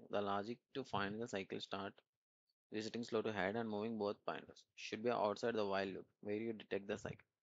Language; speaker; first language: English; non-native, local second language; Telugu